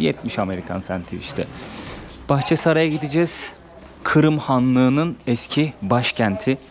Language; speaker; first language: Turkish; native; Turkish